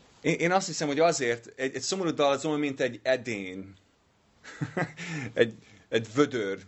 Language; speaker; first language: Hungarian; non-native, learner; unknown